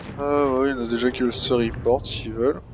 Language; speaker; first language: French; native; French